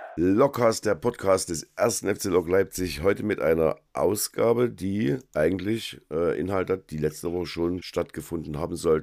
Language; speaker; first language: German; native; German